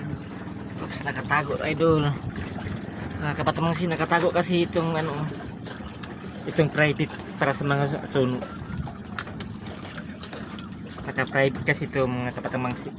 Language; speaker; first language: Filipino; non-native, local second language; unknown